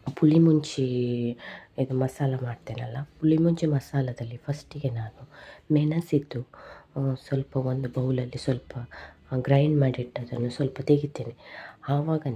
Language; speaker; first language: Kannada; non-native, local second language; Tulu